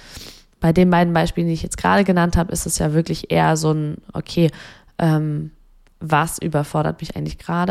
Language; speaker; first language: German; native; German